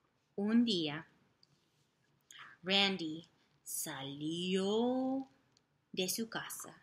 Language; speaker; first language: Spanish; non-native, fluent; English